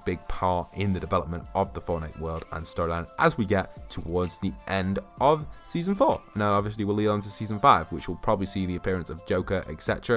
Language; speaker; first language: English; native; English